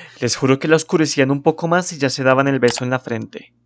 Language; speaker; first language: Spanish; native; Spanish